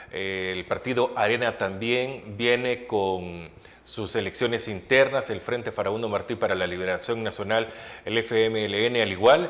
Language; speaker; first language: Spanish; native; Spanish